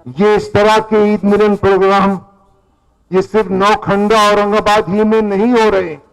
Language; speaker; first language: Urdu; native; Urdu